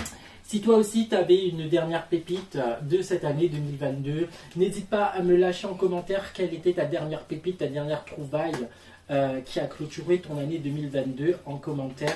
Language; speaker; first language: French; native; French